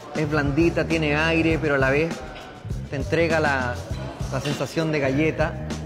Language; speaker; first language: Spanish; native; Spanish